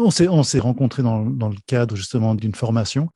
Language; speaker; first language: French; native; French